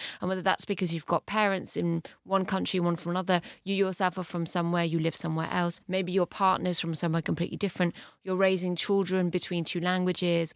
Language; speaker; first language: English; early bilingual, heritage; English